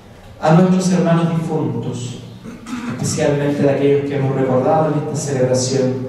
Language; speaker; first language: Spanish; native; Spanish